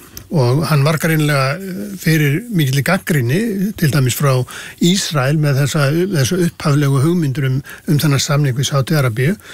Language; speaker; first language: Icelandic; native; Icelandic